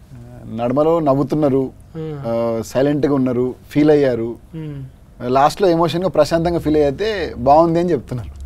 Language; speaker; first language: Telugu; native; Telugu